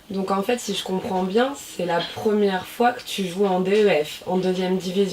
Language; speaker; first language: French; native; French